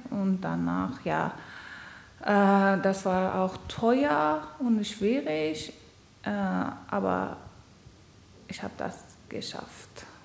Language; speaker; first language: German; non-native, learner; Persian